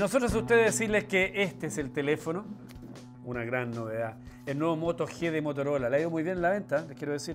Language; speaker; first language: Spanish; native; Spanish